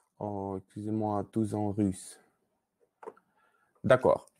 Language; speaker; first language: French; non-native, learner; Russian